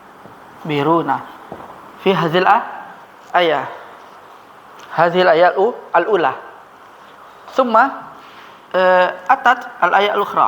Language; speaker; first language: Arabic; non-native, fluent; Indonesian